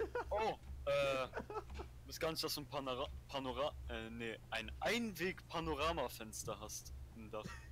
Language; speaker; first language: German; native; German